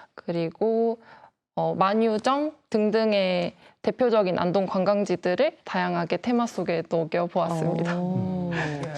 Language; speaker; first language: Korean; native; Korean